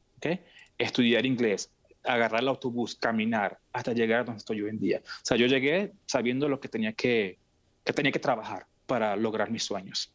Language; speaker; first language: Spanish; native; Spanish